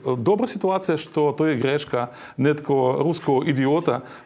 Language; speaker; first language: Croatian; non-native, learner; Ukrainian